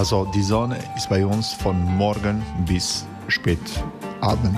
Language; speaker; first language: German; non-native, learner; Croatian